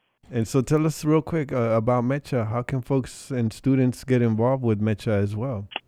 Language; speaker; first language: English; early bilingual, other home language; Spanish